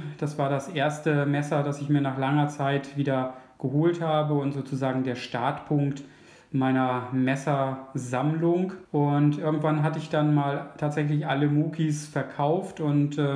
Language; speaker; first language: German; native; German